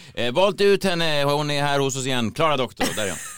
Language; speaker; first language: Swedish; native; Swedish